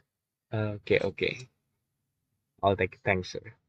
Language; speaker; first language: English; non-native, learner; Indonesian